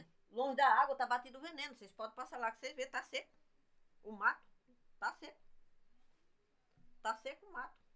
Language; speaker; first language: Portuguese; native; Portuguese